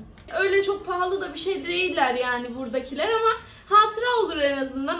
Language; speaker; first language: Turkish; native; Turkish